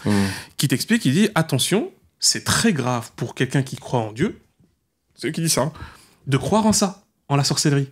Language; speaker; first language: French; native; French